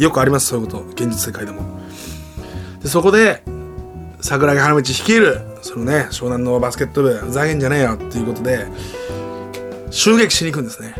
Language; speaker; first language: Japanese; native; Japanese